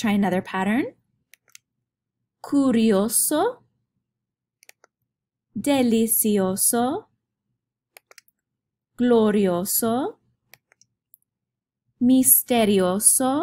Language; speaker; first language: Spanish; non-native, fluent; English